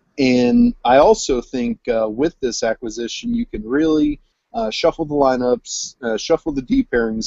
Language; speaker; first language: English; native; English